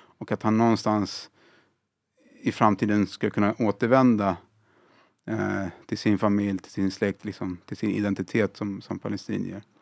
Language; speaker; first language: Swedish; early bilingual, other home language; Arabic